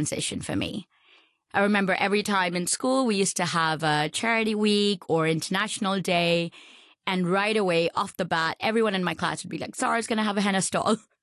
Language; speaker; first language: English; non-native, local second language; Urdu